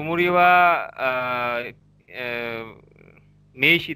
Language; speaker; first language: Japanese; non-native, learner; Bangla